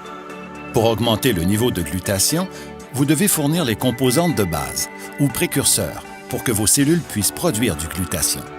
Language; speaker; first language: French; native; French